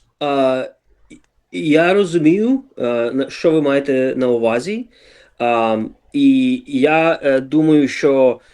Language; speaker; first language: Ukrainian; early bilingual, other home language; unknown